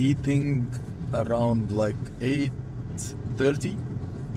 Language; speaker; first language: English; non-native, fluent; Arabic